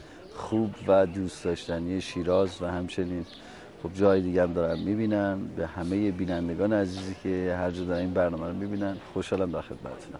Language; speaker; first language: Persian; native; Persian